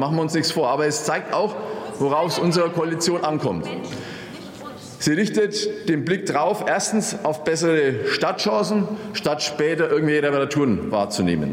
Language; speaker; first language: German; native; German